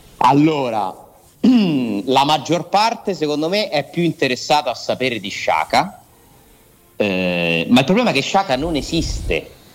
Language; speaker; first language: Italian; native; Italian